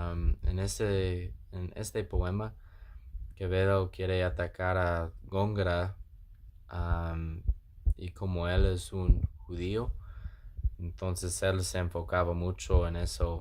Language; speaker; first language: Spanish; non-native, learner; English